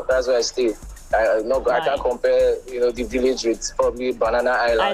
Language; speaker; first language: English; non-native, local second language; Igbo